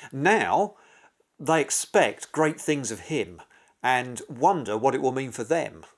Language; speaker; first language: English; native; English